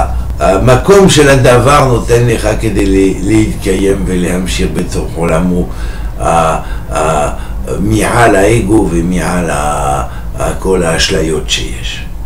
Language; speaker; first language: Hebrew; non-native, fluent; French